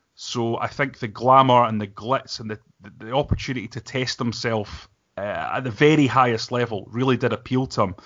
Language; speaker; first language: English; native; English